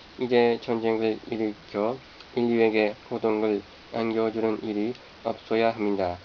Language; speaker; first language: Korean; non-native, fluent; Japanese